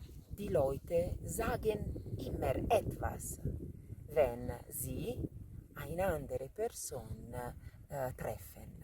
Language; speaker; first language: German; non-native, fluent; Italian